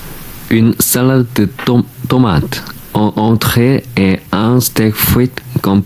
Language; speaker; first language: French; non-native, learner; Korean